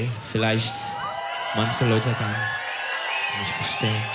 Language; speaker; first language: German; non-native, learner; Turkish